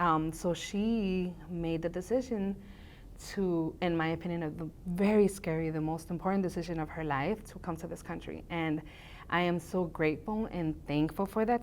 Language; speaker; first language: English; early bilingual, other home language; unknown